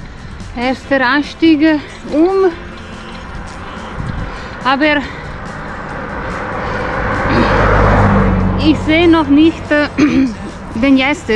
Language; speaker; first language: German; non-native, fluent; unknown